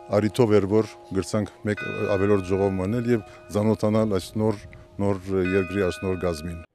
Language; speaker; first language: Armenian; early bilingual, heritage; Armenian